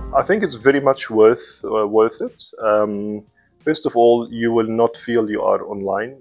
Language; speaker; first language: English; non-native, fluent; Arabic